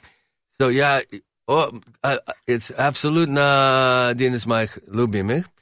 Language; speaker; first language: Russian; non-native, learner; English